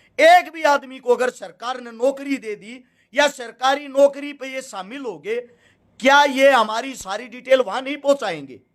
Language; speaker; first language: Hindi; native; Hindi